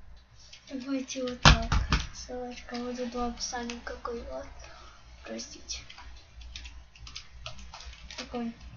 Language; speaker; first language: Russian; non-native, local second language; Ukrainian